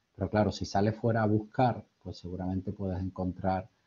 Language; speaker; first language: Spanish; native; Spanish